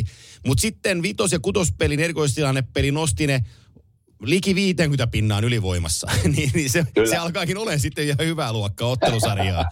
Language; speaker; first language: Finnish; native; Finnish